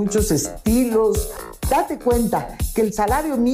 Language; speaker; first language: Spanish; native; Spanish